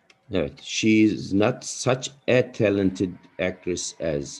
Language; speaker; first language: English; non-native, fluent; Turkish